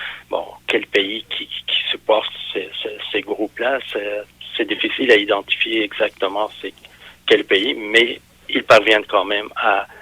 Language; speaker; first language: French; non-native, fluent; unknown